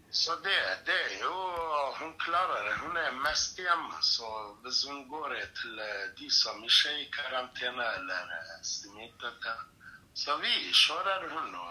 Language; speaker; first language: Norwegian; non-native, fluent; Kurdish